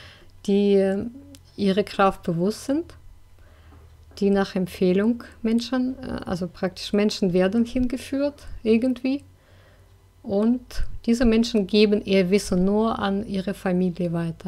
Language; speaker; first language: German; non-native, fluent; Russian